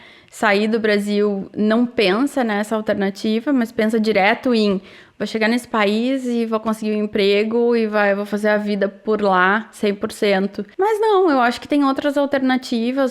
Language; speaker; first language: Portuguese; native; Portuguese